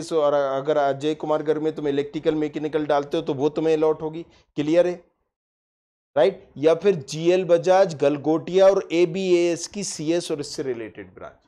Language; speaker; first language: Hindi; native; Hindi